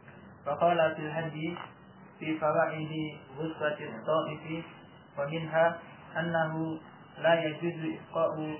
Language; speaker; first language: Arabic; non-native, learner; Indonesian